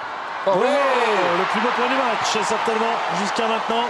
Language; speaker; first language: French; native; French